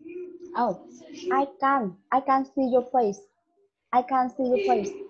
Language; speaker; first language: English; non-native, learner; Vietnamese